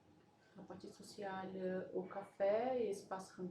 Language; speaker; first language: French; non-native, learner; Portuguese